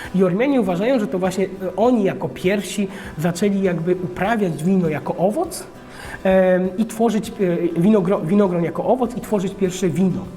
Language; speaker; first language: Polish; non-native, fluent; Armenian